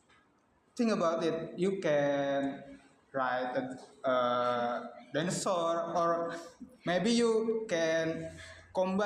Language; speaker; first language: English; non-native, learner; Indonesian